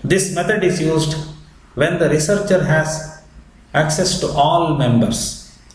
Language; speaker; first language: English; non-native, local second language; Kannada